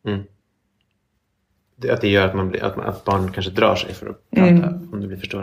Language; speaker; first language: Swedish; native; Swedish